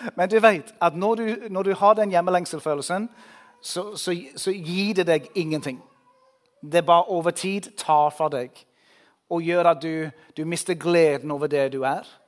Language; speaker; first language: Norwegian; non-native, fluent; English